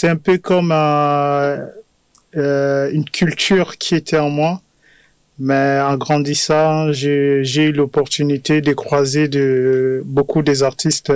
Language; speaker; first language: French; non-native, local second language; Lingala